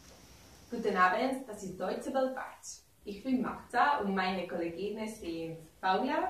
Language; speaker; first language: German; non-native, learner; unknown